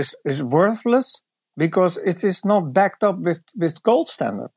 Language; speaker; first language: English; non-native, learner; Dutch